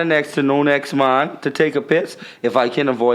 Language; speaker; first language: English; native; English